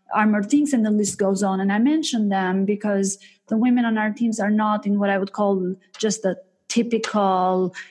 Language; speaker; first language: English; early bilingual, other home language; Albanian